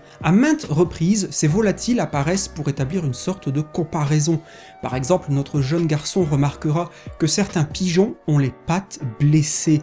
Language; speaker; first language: French; native; French